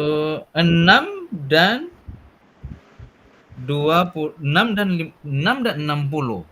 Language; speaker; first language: Indonesian; native; Indonesian